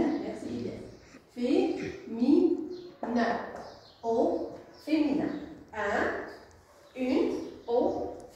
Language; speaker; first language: French; non-native, local second language; Arabic